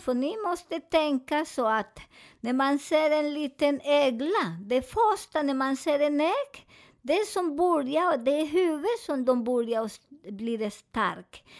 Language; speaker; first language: Swedish; non-native, fluent; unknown